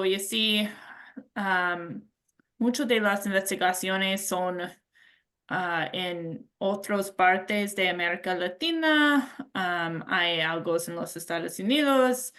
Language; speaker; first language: Spanish; non-native, learner; English